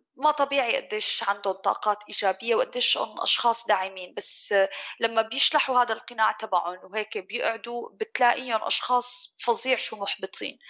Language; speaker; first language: Arabic; native; Arabic